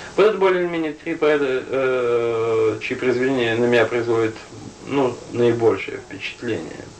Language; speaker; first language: Russian; native; Russian